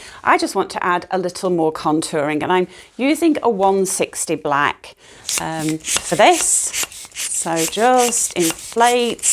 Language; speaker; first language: English; native; English